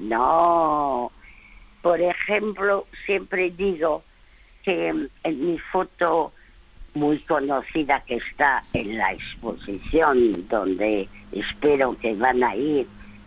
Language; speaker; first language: Spanish; early bilingual, other home language; French